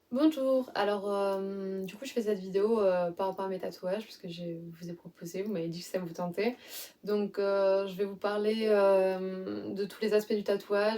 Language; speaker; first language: French; native; French